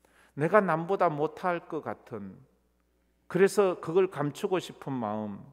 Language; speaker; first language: Korean; native; Korean